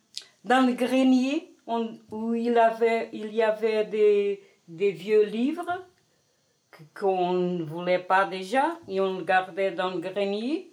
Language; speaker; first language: French; non-native, fluent; Portuguese